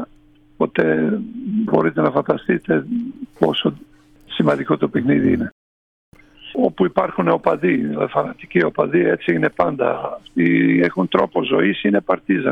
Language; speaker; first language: Greek; non-native, fluent; Serbian